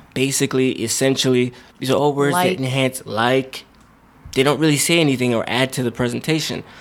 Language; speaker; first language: English; native; English